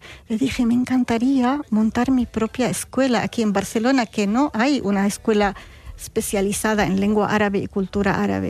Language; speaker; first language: Spanish; non-native, fluent; Arabic